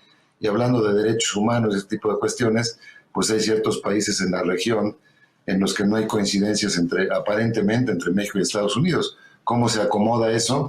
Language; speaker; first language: Spanish; native; Spanish